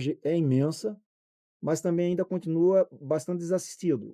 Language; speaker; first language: Portuguese; native; Portuguese